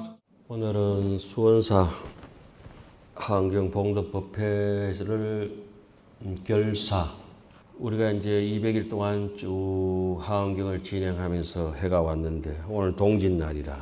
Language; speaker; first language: Korean; native; Korean